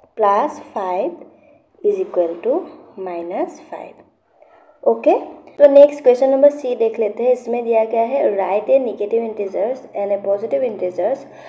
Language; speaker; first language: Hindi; non-native, local second language; Assamese